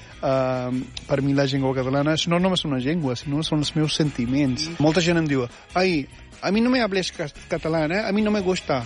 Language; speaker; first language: Catalan; non-native, fluent; Punjabi